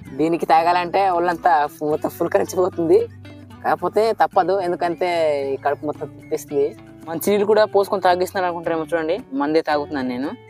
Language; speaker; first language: Telugu; non-native, local second language; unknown